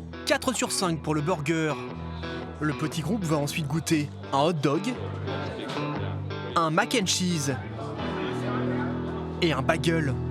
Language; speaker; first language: French; native; French